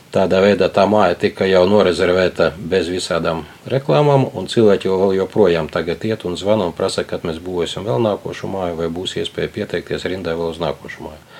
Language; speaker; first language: Latvian; native; Latvian